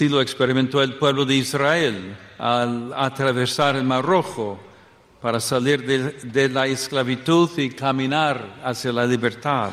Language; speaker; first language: Spanish; non-native, fluent; English